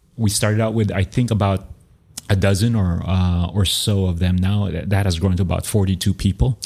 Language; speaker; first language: English; non-native, local second language; Filipino